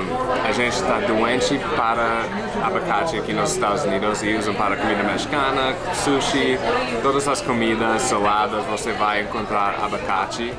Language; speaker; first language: Portuguese; non-native, fluent; English